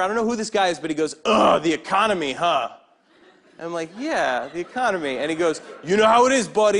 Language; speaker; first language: English; native; English